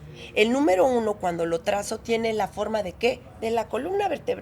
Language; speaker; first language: Spanish; native; Spanish